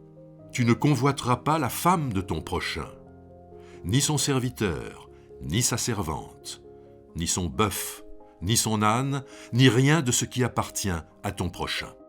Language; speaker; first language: French; native; French